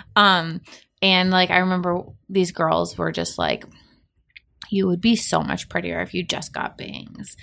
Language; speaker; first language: English; native; English